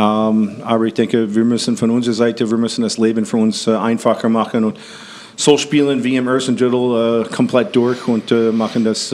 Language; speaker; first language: German; non-native, fluent; English